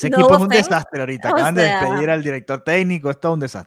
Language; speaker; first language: Spanish; native; Spanish